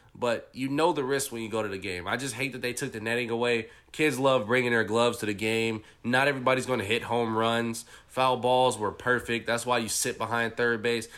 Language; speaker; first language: English; native; English